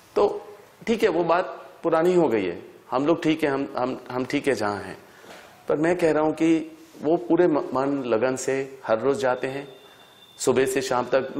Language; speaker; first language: Hindi; native; Hindi